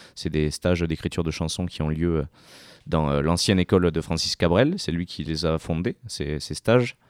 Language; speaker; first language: French; native; French